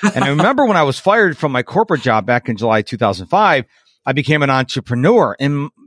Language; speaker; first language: English; native; English